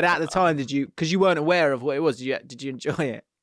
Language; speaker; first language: English; native; English